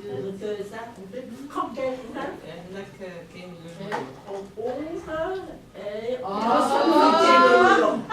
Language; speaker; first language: French; non-native, learner; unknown